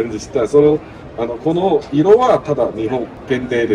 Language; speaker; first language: Japanese; non-native, learner; Chinese